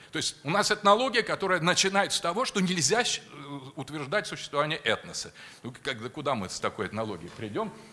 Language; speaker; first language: Russian; native; Russian